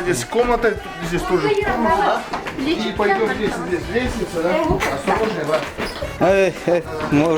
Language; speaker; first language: Russian; non-native, local second language; Yakut